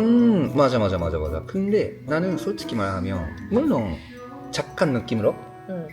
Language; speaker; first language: Korean; non-native, learner; Japanese